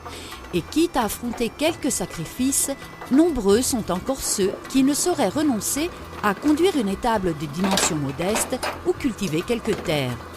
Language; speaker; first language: French; native; French